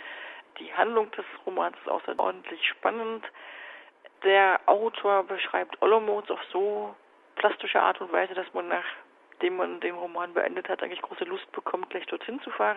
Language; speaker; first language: German; native; German